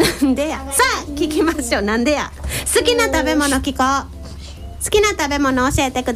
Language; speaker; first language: Japanese; native; Japanese